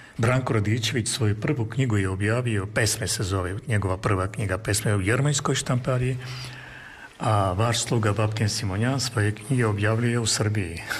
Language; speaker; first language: Serbian; non-native, fluent; Armenian